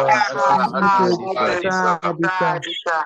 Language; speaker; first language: Arabic; non-native, learner; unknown